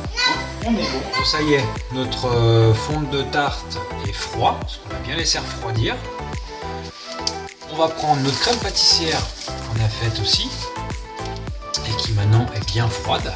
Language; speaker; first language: French; native; French